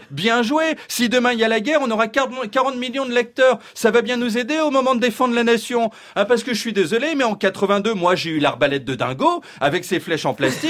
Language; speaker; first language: French; native; French